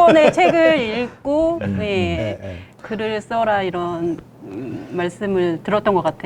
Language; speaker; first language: Korean; native; Korean